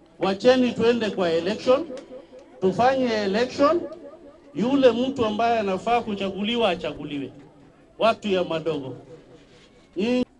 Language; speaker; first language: Swahili; non-native, local second language; Somali